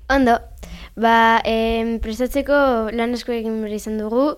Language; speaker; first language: Basque; non-native, local second language; Spanish